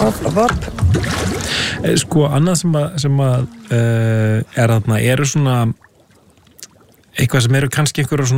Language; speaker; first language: Icelandic; native; Icelandic